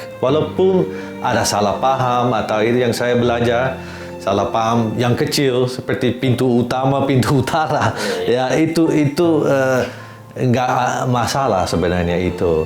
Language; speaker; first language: Indonesian; non-native, fluent; Dutch